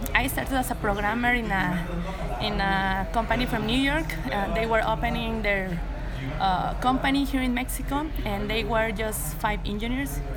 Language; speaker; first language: English; non-native, fluent; Spanish